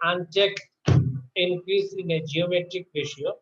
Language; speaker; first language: English; non-native, local second language; Bangla